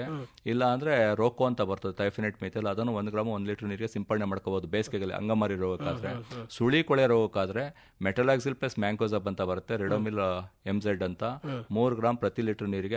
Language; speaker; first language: Kannada; native; Kannada